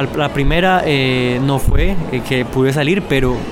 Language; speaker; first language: Spanish; native; Spanish